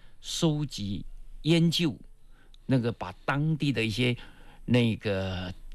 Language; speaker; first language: Chinese; non-native, local second language; Min Nan Chinese